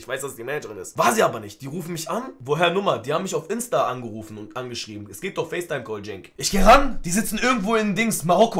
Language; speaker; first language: German; early bilingual, other home language; Turkish